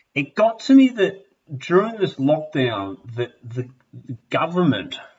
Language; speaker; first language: English; native; English